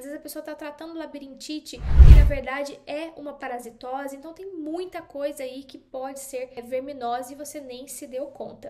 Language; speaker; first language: Portuguese; native; Portuguese